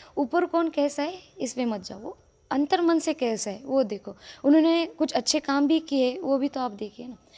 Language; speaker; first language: Hindi; non-native, local second language; Marathi